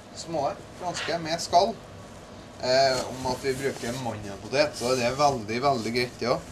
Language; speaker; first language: Norwegian; native; Norwegian